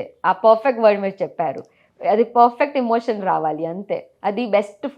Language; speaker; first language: Telugu; non-native, local second language; Gujarati